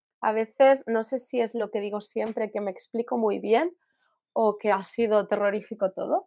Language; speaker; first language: Spanish; native; Spanish